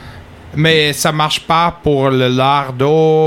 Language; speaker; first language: French; non-native, learner; English